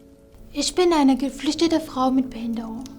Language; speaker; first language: German; non-native, fluent; Kurdish